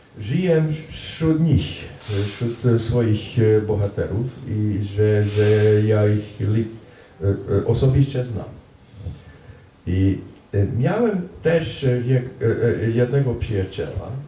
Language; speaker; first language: Polish; non-native, fluent; Hungarian